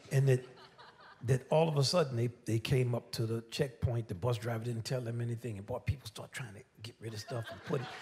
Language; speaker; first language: English; native; English